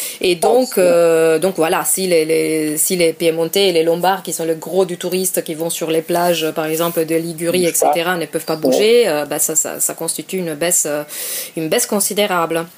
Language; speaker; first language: French; non-native, fluent; Italian